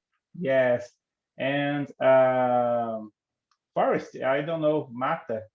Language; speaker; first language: English; non-native, learner; Portuguese